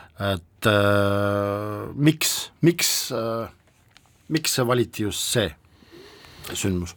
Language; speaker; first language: Estonian; non-native, local second language; Russian